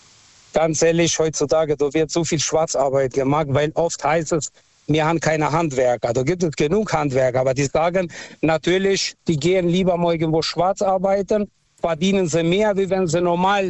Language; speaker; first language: German; non-native, fluent; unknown